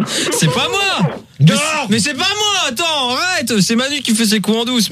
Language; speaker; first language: French; native; French